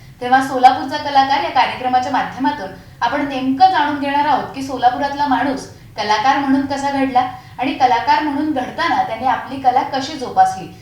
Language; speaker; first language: Marathi; native; Marathi